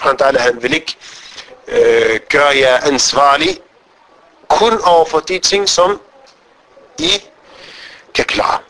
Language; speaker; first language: Danish; non-native, fluent; Arabic